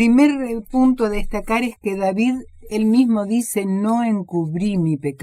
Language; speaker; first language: Spanish; native; Spanish